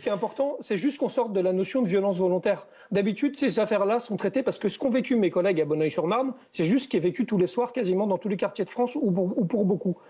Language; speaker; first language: French; native; French